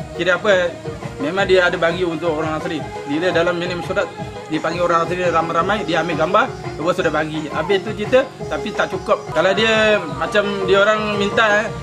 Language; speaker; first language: Malay; non-native, local second language; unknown